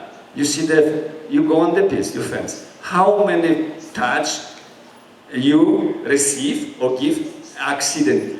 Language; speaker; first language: English; non-native, learner; Polish